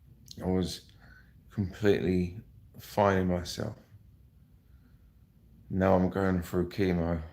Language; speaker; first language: English; native; English